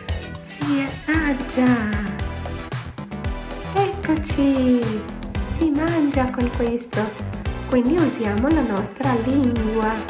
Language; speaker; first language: Italian; non-native, fluent; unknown